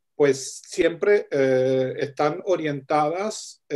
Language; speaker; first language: Spanish; native; Spanish